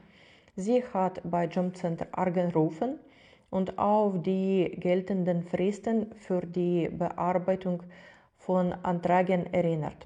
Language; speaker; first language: German; non-native, fluent; Ukrainian